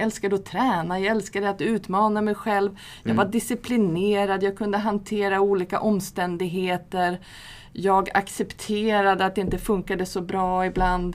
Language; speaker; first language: Swedish; native; Swedish